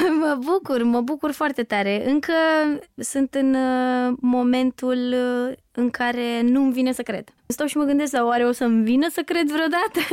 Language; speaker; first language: Romanian; native; Romanian